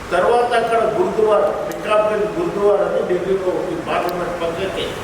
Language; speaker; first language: Telugu; non-native, local second language; Lambadi